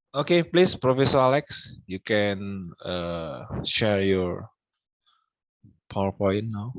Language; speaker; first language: English; non-native, local second language; Indonesian